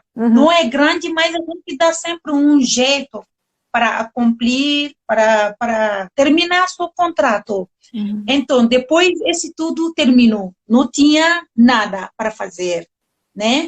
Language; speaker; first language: Portuguese; non-native, learner; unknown